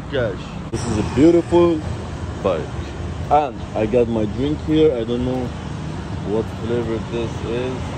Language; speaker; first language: English; non-native, fluent; Persian